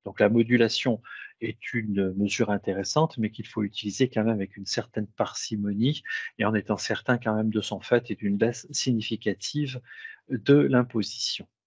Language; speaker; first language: French; native; French